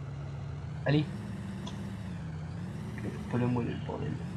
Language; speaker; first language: French; native; French